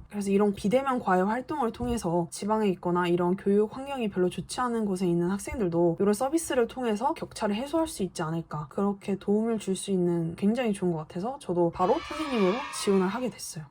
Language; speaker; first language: Korean; native; Korean